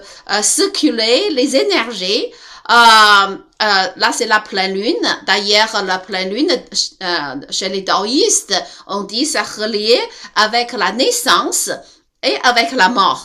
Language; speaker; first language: French; non-native, learner; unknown